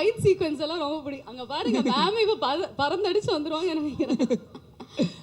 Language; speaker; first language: Tamil; native; Tamil